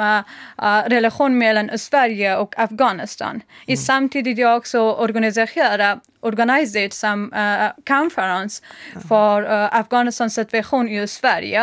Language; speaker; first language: Swedish; non-native, learner; Persian